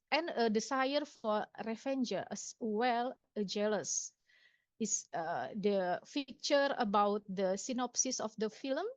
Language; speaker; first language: English; non-native, local second language; Indonesian